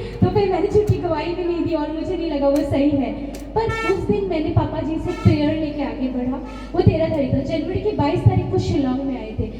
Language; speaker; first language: Hindi; non-native, local second language; Bangla